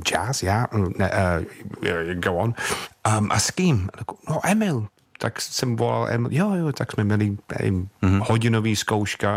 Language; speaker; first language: Czech; non-native, fluent; English